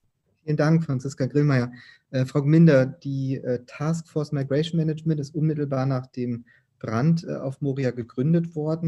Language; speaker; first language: German; native; German